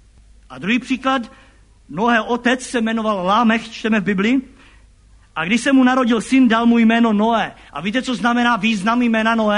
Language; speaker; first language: Czech; native; Czech